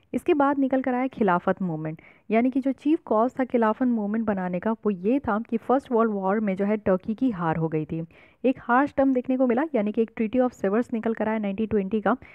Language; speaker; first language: Hindi; native; Hindi